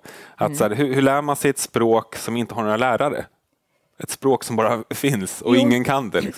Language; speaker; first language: Swedish; native; Swedish